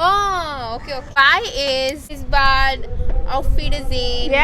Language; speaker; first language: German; non-native, learner; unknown